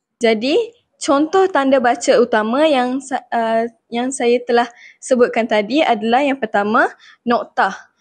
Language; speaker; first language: Malay; native; Malay